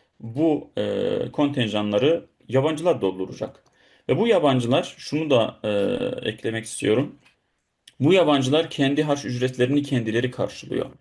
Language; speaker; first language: Turkish; non-native, fluent; Arabic